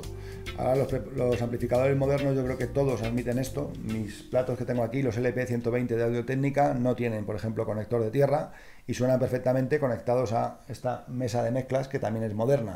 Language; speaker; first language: Spanish; native; Spanish